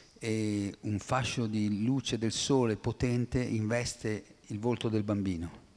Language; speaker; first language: Italian; native; Italian